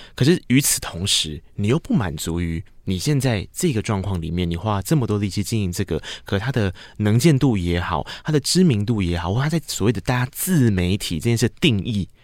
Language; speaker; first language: Chinese; non-native, local second language; Min Nan Chinese